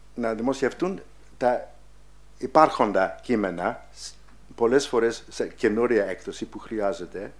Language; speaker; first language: Greek; non-native, fluent; English